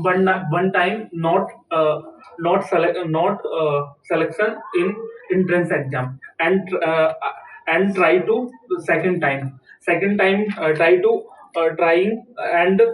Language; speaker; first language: English; non-native, learner; Hindi